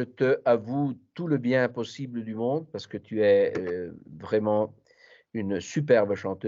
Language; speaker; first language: French; non-native, fluent; Italian